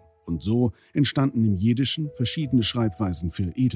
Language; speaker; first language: German; native; German